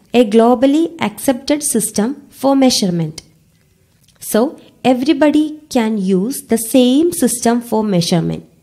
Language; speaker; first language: English; non-native, local second language; Malayalam